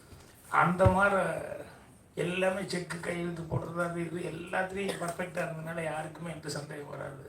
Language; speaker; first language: Tamil; native; Tamil